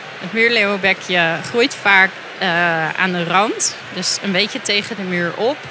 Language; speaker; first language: Dutch; native; Dutch